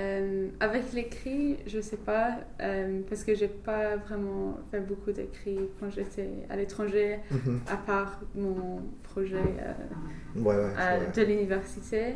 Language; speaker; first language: French; non-native, fluent; English